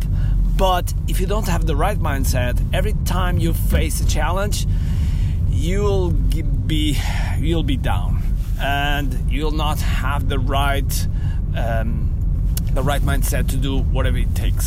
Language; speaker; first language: English; non-native, fluent; Portuguese